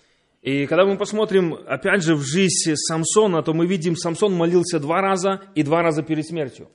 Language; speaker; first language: Polish; non-native, learner; Russian